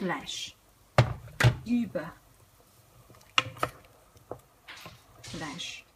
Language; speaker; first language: German; non-native, learner; Chinese